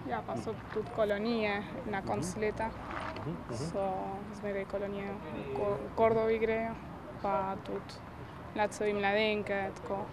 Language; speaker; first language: Slovenian; early bilingual, heritage; Slovenian